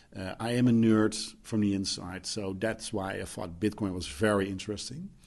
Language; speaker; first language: English; non-native, fluent; Dutch